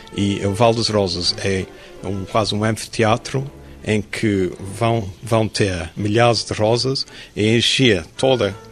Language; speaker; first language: Portuguese; non-native, fluent; English